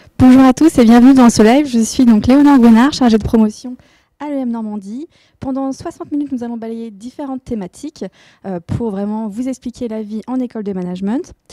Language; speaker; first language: French; native; French